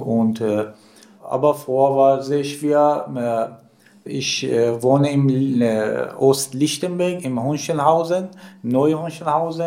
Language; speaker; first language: German; non-native, learner; Persian